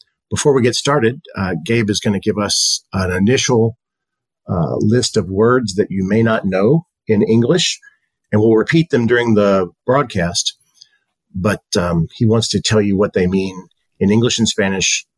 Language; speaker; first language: English; native; English